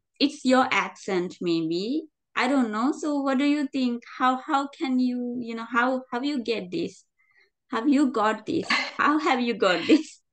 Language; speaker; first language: English; non-native, learner; Sinhala